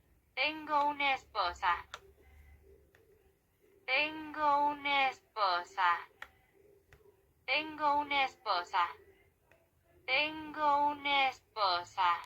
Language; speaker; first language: Spanish; non-native, learner; Haitian Creole